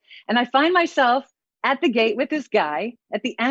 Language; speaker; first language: English; native; English